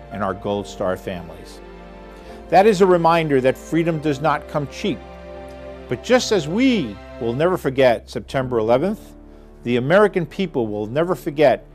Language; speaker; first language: English; native; English